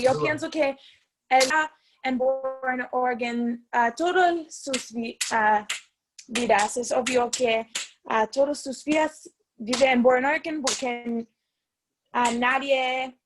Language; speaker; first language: Spanish; non-native, learner; English